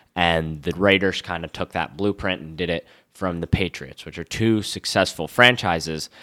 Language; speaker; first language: English; native; English